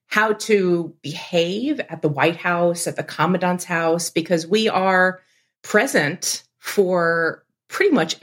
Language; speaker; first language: English; native; English